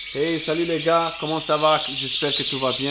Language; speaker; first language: French; non-native, learner; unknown